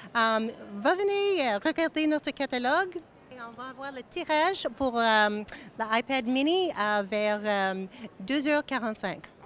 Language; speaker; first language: French; non-native, learner; English